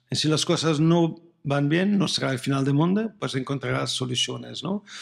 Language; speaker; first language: Spanish; non-native, fluent; French